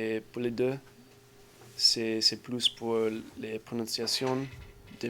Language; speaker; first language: French; non-native, learner; English